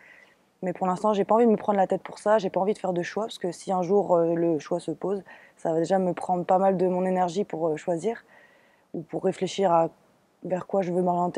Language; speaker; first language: French; native; French